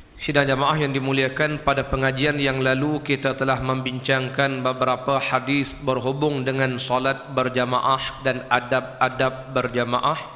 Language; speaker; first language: Malay; native; Malay